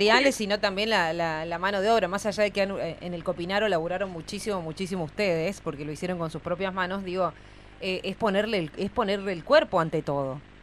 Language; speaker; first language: Spanish; native; Spanish